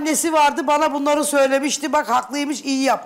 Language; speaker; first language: Turkish; native; Turkish